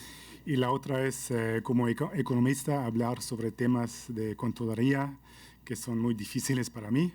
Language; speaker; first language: Spanish; non-native, fluent; German